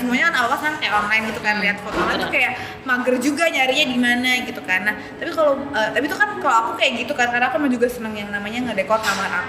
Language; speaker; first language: Indonesian; native; Indonesian